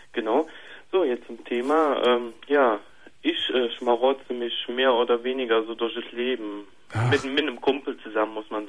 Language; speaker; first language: German; native; German